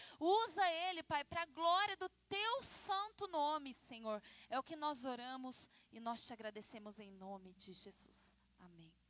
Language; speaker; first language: Portuguese; native; Portuguese